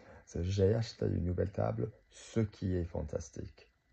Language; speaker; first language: French; non-native, fluent; English